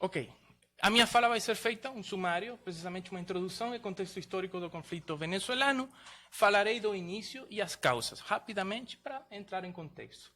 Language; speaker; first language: Portuguese; non-native, fluent; Spanish